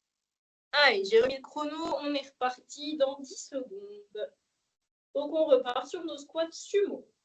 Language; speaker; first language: French; native; French